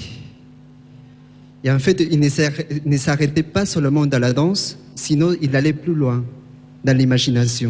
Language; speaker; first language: French; non-native, fluent; Spanish